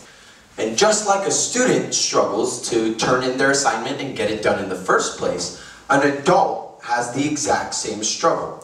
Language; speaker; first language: English; native; English